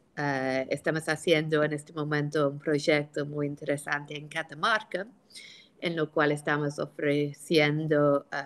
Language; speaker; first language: Spanish; non-native, fluent; English